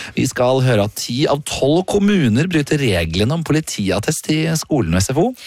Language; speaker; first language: Norwegian; native; Norwegian